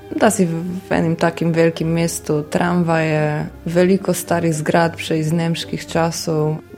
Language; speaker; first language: Slovenian; non-native, fluent; Polish